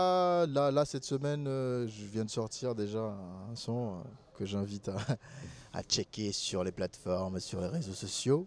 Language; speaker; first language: French; non-native, local second language; Malagasy